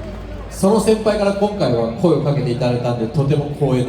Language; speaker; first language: Japanese; native; Japanese